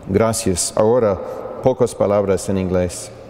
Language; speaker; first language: Spanish; non-native, learner; English